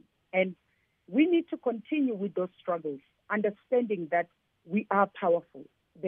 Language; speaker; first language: English; non-native, local second language; Tsonga